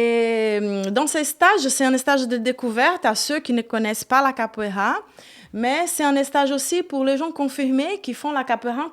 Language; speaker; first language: French; non-native, fluent; Portuguese